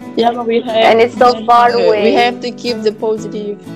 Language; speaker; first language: English; non-native, fluent; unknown